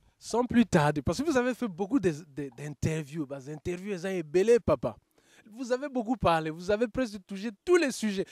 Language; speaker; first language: French; non-native, local second language; Lingala